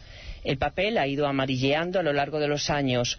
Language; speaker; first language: Spanish; native; Spanish